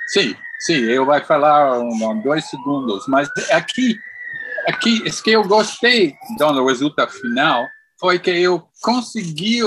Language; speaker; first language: Portuguese; non-native, fluent; English